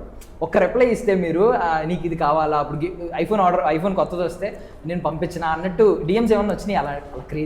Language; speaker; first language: Telugu; native; Telugu